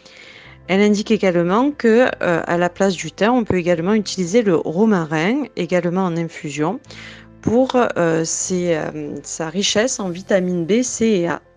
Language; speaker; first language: French; native; French